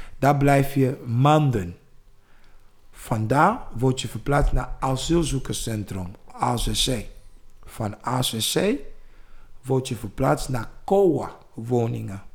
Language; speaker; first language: Dutch; non-native, fluent; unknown